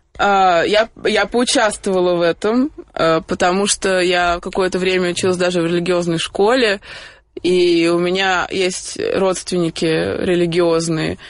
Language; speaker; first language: Russian; early bilingual, heritage; Russian